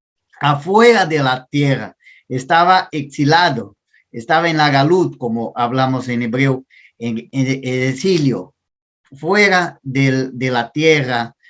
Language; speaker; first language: Spanish; non-native, learner; Portuguese